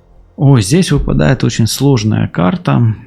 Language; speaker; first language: Russian; native; Russian